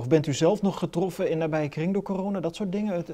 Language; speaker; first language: Dutch; native; Dutch